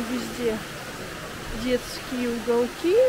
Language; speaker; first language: Russian; native; Russian